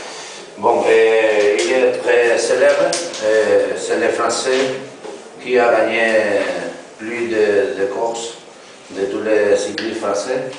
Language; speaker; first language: French; non-native, learner; Spanish